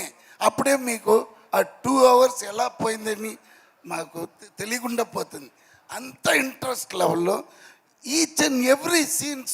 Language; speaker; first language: Telugu; non-native, fluent; Tamil